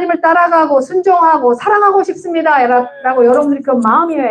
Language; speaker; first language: Korean; native; Korean